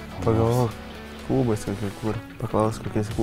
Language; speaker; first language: Lithuanian; native; Lithuanian